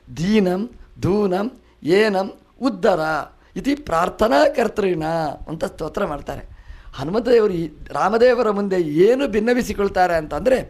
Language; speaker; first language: Kannada; non-native, local second language; Tulu